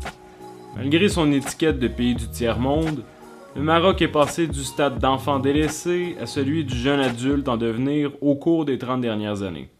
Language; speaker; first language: French; native; French